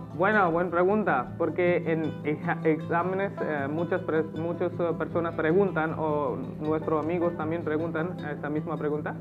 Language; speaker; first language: Spanish; non-native, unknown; Hindi